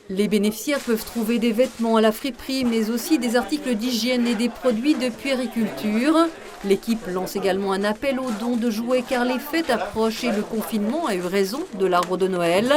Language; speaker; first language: French; native; French